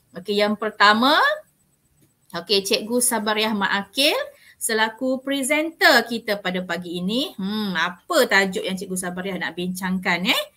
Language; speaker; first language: Malay; native; Malay